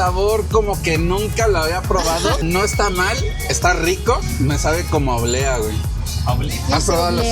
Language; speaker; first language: Spanish; native; Spanish